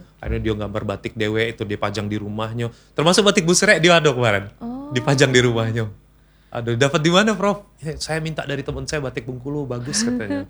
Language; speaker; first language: Indonesian; native; Indonesian